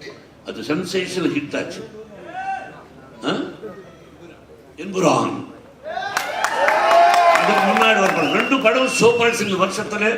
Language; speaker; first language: Tamil; non-native, learner; Telugu